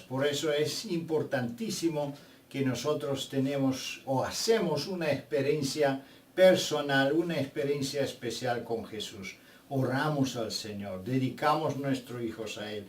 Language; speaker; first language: Spanish; non-native, fluent; Bulgarian